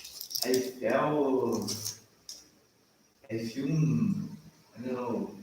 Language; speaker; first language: English; non-native, learner; Portuguese